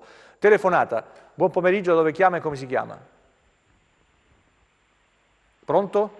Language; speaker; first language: Italian; native; Italian